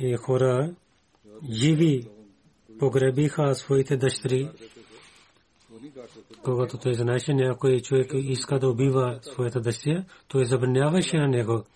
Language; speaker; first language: Bulgarian; non-native, learner; Urdu